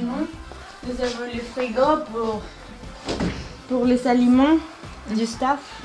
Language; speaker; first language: French; non-native, learner; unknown